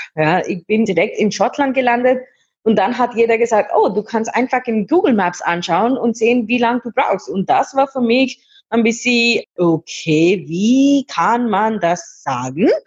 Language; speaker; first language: German; non-native, learner; Hindi